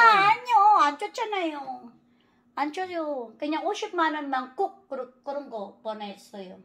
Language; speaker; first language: Korean; non-native, learner; Filipino